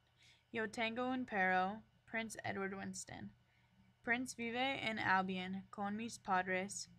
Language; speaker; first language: Spanish; non-native, learner; English